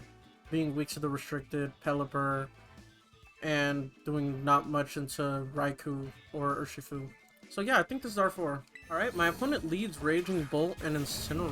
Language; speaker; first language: English; native; English